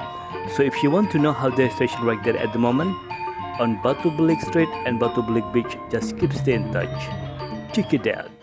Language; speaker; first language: English; non-native, local second language; Indonesian